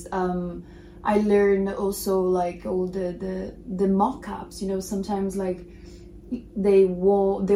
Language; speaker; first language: English; non-native, fluent; Portuguese